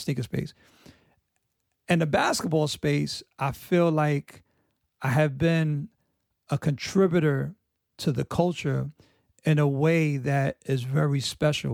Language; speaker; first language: English; native; English